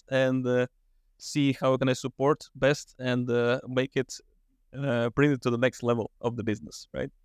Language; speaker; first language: English; non-native, fluent; Russian